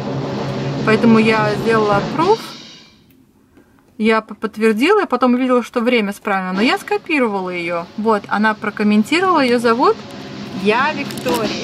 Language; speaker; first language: Russian; native; Russian